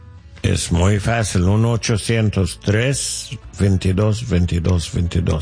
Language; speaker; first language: Spanish; non-native, fluent; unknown